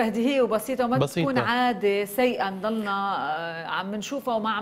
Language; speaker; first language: Arabic; native; Arabic